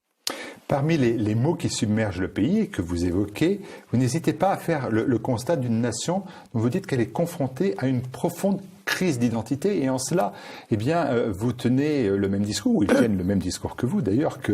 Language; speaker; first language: French; native; French